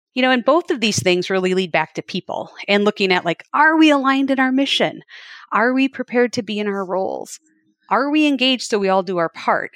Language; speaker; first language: English; native; English